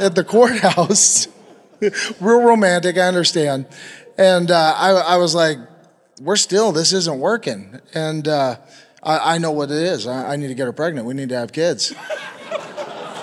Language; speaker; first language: English; native; English